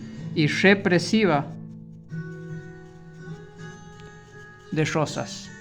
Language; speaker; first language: Spanish; native; Spanish